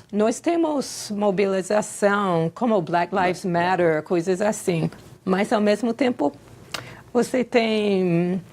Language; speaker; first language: Portuguese; non-native, fluent; English